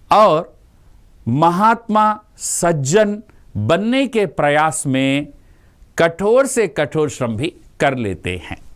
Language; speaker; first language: Hindi; non-native, local second language; Telugu